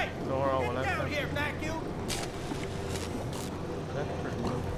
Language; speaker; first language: Chinese; native; Chinese